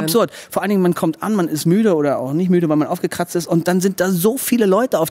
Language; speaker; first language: German; native; German